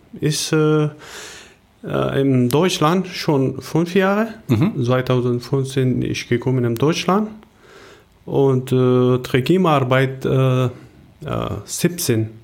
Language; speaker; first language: German; non-native, learner; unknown